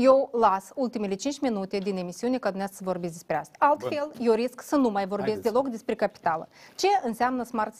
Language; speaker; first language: Romanian; native; Romanian